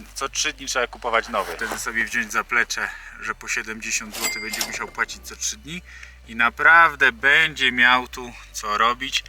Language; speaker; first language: Polish; native; Polish